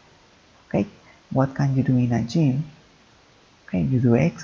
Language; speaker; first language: English; non-native, fluent; Spanish